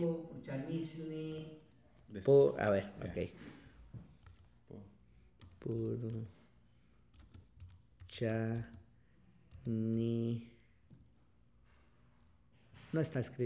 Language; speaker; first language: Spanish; non-native, local second language; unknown